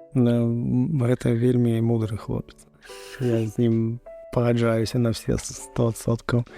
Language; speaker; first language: Belarusian; non-native, local second language; Russian